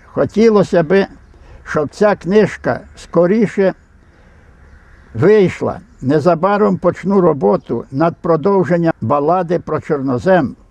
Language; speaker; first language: Ukrainian; native; Ukrainian